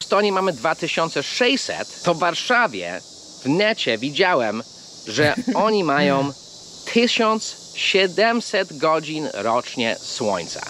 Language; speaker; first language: Polish; non-native, fluent; English